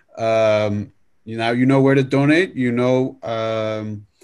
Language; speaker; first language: English; native; English